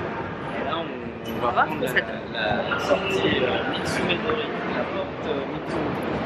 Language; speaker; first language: French; native; French